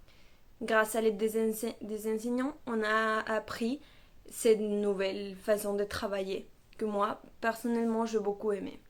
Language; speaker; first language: French; non-native, fluent; Spanish